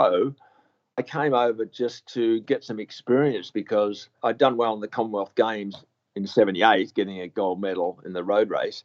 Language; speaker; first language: English; native; English